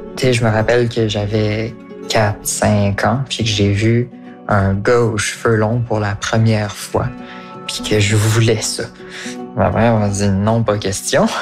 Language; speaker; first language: French; native; French